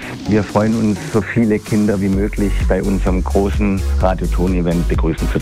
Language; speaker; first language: German; native; German